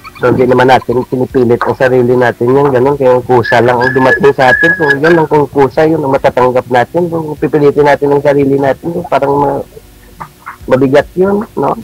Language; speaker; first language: Filipino; non-native, local second language; Hiligaynon